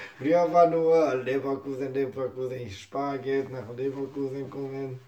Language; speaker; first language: German; non-native, learner; Japanese